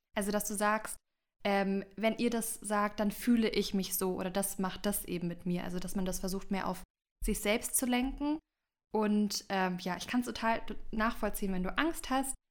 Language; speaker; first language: German; early bilingual, other home language; Amharic